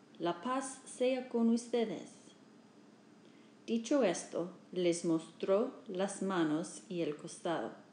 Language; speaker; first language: Spanish; non-native, learner; English